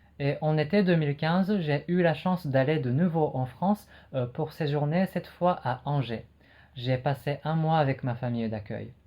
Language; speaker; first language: French; non-native, fluent; Japanese